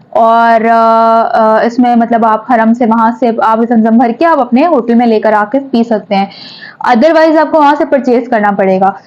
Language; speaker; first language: Urdu; native; Urdu